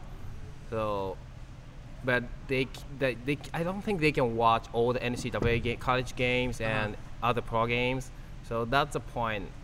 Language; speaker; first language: English; non-native, learner; Japanese